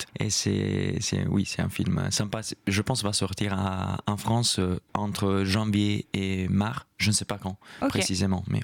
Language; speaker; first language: French; non-native, fluent; Italian